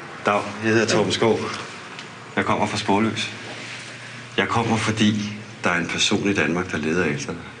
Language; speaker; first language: Danish; native; Danish